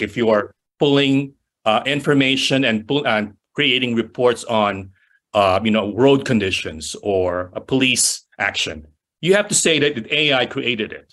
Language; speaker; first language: English; non-native, local second language; Filipino